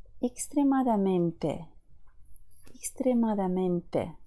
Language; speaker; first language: Spanish; non-native, fluent; Ukrainian